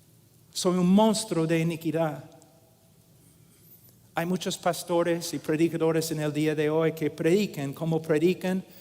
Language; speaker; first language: Spanish; non-native, fluent; English